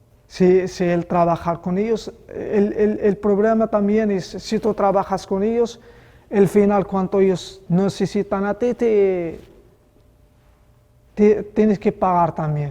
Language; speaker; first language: Spanish; non-native, learner; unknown